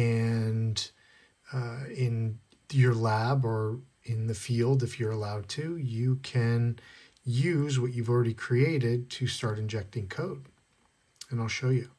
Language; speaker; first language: English; native; English